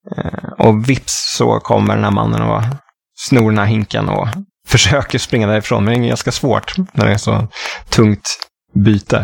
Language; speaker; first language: Swedish; native; Swedish